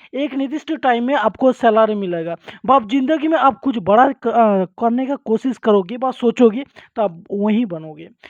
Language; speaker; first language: Hindi; non-native, local second language; Bangla